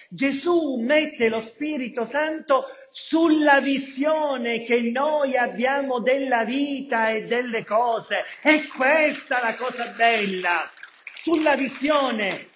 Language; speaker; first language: Italian; native; Italian